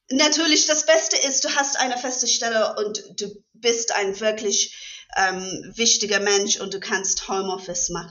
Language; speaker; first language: German; non-native, fluent; English